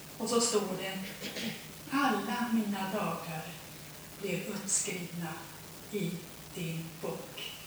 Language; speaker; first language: Swedish; early bilingual, heritage; Swedish